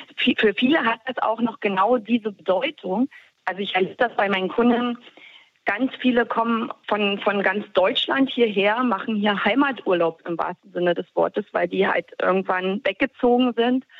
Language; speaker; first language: German; native; German